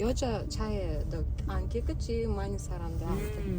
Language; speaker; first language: Korean; non-native, learner; Kazakh